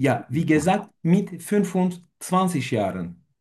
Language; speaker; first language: German; non-native, fluent; Turkish